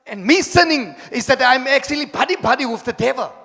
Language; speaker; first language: English; non-native, local second language; Afrikaans